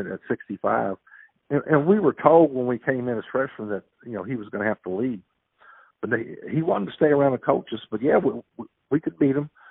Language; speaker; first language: English; native; English